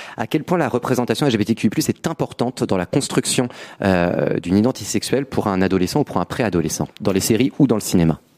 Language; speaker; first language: French; native; French